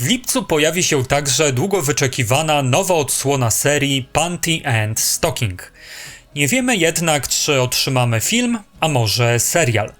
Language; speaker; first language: Polish; native; Polish